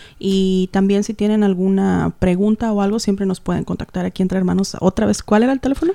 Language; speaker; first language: Spanish; native; Spanish